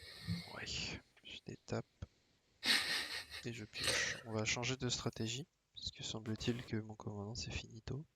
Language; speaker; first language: French; native; French